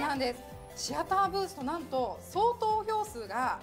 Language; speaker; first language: Japanese; native; Japanese